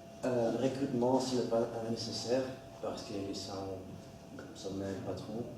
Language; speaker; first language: French; non-native, learner; Dutch